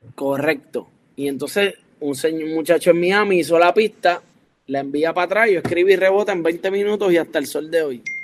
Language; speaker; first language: Spanish; native; Spanish